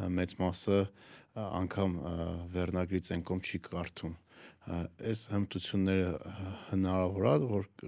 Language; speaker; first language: Armenian; native; Armenian